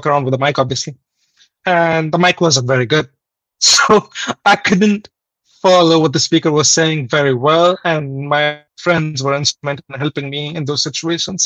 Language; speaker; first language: English; non-native, local second language; Hindi